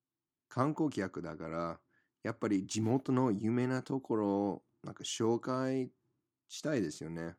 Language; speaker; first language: Japanese; non-native, fluent; English